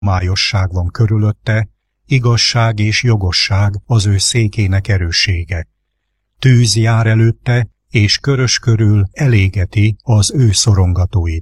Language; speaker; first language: Hungarian; native; Hungarian